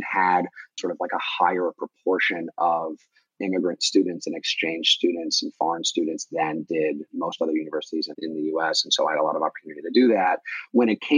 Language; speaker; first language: English; native; English